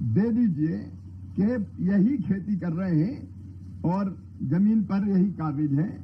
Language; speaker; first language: Hindi; native; Hindi